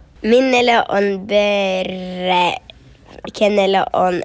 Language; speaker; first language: Finnish; early bilingual, heritage; Finnish